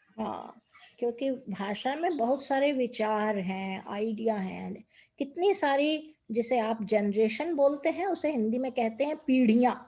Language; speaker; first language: Hindi; native; Hindi